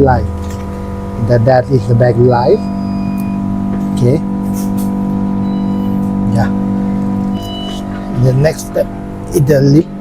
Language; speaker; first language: English; non-native, learner; Thai